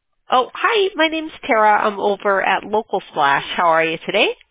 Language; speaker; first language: English; native; English